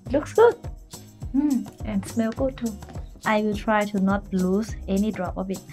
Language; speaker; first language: English; non-native, fluent; Thai